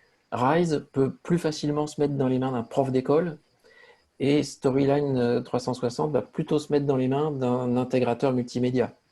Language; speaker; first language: French; native; French